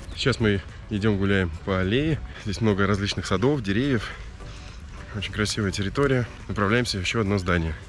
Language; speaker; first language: Russian; native; Russian